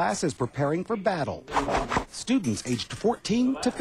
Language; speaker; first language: English; native; English